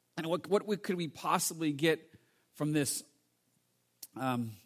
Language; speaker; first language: English; native; English